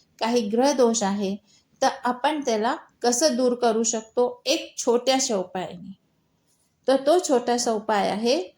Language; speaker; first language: Marathi; non-native, local second language; Hindi